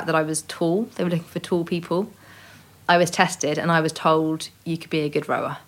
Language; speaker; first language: English; native; English